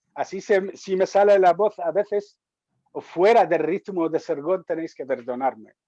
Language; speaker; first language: Spanish; non-native, fluent; Arabic